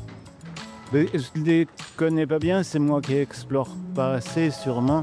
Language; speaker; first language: French; native; French